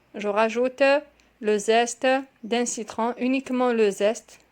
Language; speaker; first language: French; non-native, local second language; Arabic